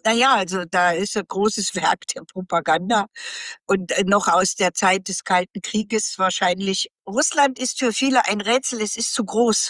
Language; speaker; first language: German; native; German